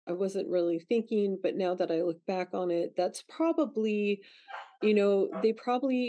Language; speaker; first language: English; native; English